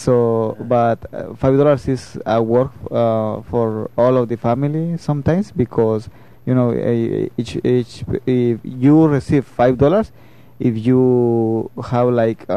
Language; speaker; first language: English; non-native, learner; Spanish